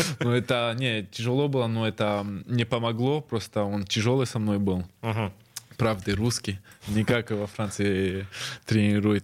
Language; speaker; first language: Russian; early bilingual, heritage; Russian